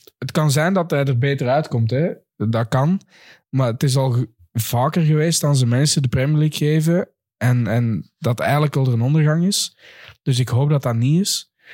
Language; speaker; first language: Dutch; native; Dutch